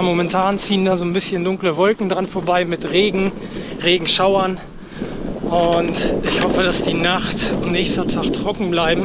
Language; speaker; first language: German; native; German